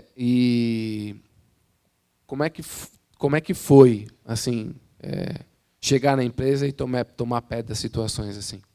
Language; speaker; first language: Portuguese; native; Portuguese